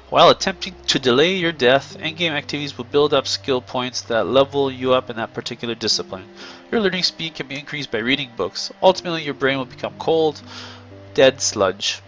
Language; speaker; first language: English; native; English